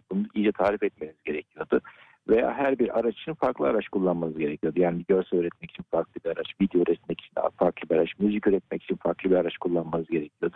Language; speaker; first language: Turkish; native; Turkish